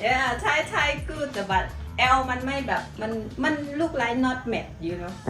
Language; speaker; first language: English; non-native, learner; Thai